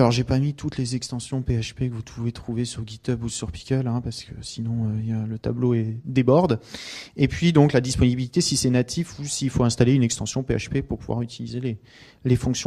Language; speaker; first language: French; native; French